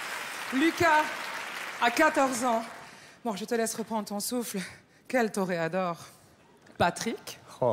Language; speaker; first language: French; native; French